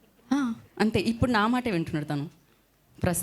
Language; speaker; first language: Telugu; native; Telugu